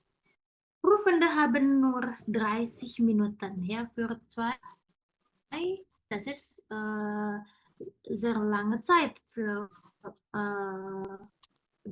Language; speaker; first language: German; non-native, fluent; Indonesian